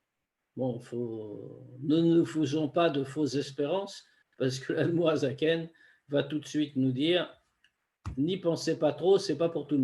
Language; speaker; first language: French; native; French